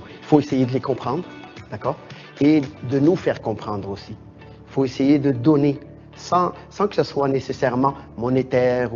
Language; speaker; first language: French; non-native, local second language; Arabic